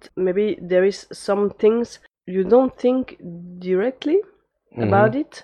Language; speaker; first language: English; non-native, fluent; French